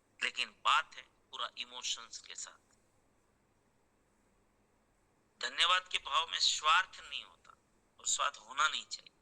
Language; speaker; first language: Hindi; native; Hindi